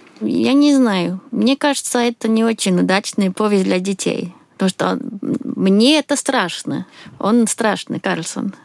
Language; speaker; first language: Russian; non-native, fluent; Swedish